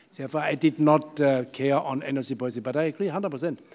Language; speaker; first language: English; non-native, fluent; German